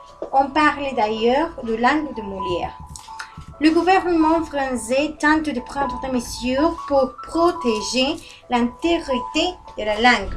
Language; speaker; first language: French; non-native, learner; Spanish